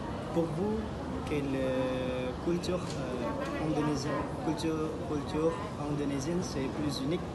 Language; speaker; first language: French; non-native, learner; Indonesian